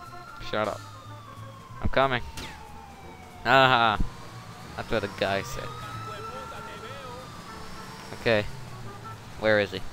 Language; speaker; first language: English; native; English